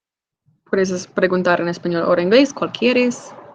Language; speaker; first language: Spanish; non-native, fluent; English